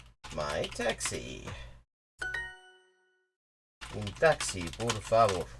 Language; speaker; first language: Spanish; non-native, learner; English